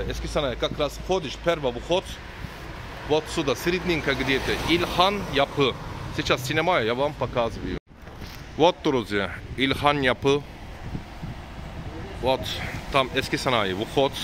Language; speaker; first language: Russian; non-native, learner; Turkish